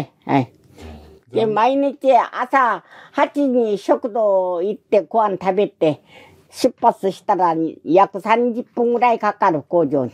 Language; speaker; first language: Japanese; non-native, learner; Korean